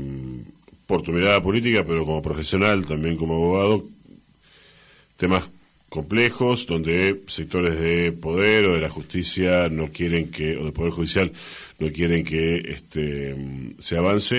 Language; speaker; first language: Spanish; native; Spanish